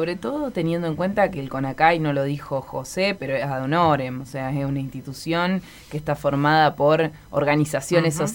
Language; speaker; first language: Spanish; native; Spanish